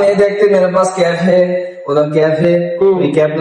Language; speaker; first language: Hindi; non-native, learner; Bangla